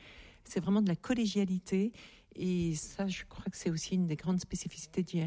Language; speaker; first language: French; native; French